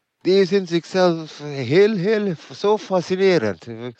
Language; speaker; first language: Dutch; non-native, fluent; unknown